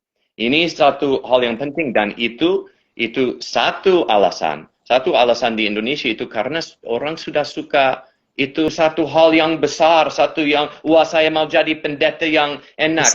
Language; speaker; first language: Indonesian; non-native, fluent; English